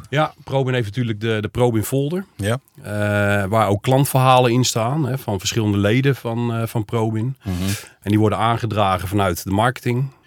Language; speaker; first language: Dutch; native; Dutch